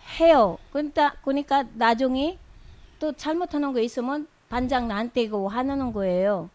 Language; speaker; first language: Korean; non-native, learner; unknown